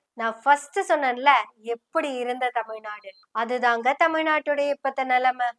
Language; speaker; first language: Tamil; non-native, local second language; Malayalam